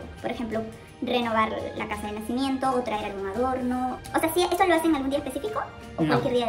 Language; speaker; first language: Spanish; native; Spanish